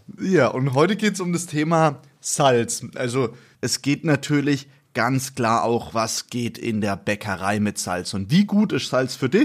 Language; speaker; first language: German; native; German